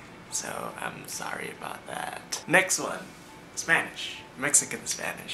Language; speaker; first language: English; early bilingual, other home language; Indonesian